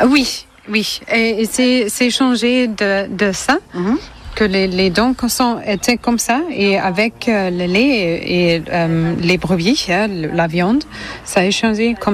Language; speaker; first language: French; non-native, learner; German